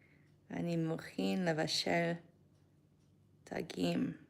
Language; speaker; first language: Hebrew; non-native, learner; English